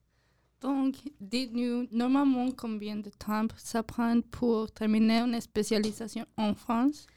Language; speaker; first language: French; non-native, learner; English